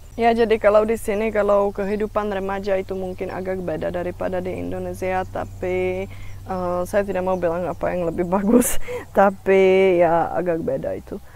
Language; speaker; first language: Indonesian; non-native, fluent; Czech